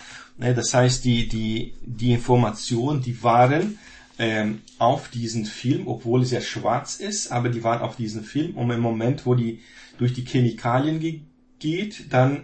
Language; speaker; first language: German; non-native, fluent; Portuguese